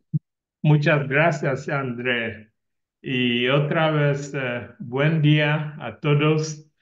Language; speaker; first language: Spanish; non-native, learner; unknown